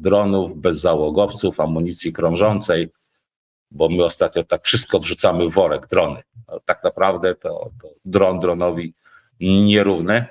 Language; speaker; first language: Polish; native; Polish